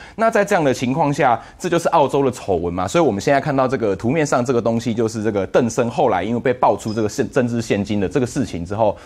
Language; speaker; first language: Chinese; native; Chinese